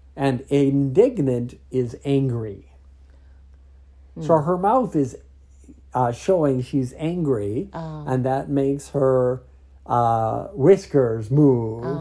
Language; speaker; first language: English; native; English